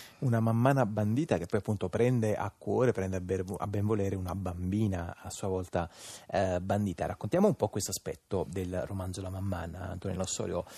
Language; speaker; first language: Italian; native; Italian